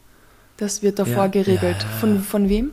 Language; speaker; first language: German; native; German